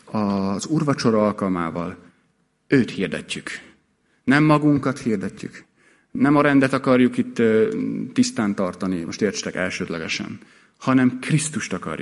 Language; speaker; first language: Hungarian; native; Hungarian